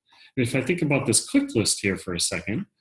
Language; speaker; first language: English; native; English